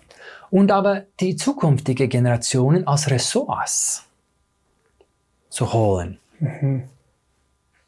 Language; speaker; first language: German; non-native, fluent; English